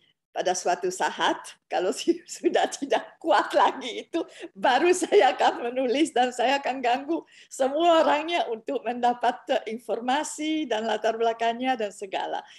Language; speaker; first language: Indonesian; non-native, fluent; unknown